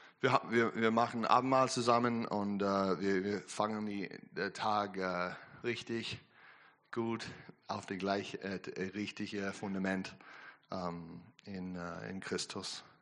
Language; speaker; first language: German; non-native, learner; English